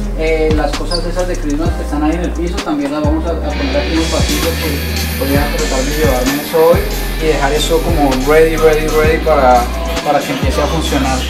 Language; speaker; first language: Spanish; early bilingual, heritage; Spanish